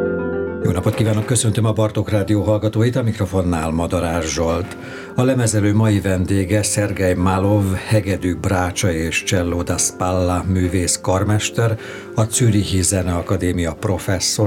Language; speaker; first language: Hungarian; native; Hungarian